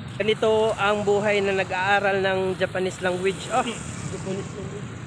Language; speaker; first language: Filipino; non-native, local second language; Cebuano